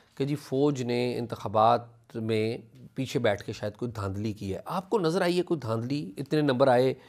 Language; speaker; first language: Urdu; native; Urdu